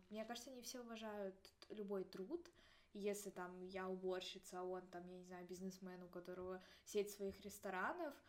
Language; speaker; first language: Russian; native; Russian